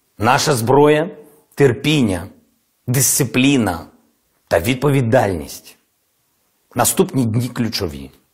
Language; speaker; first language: Ukrainian; non-native, local second language; Russian